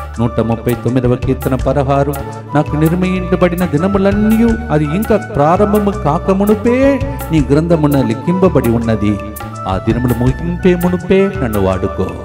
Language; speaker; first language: Telugu; non-native, fluent; Tamil